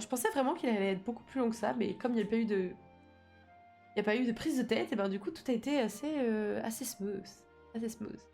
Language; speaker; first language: French; native; French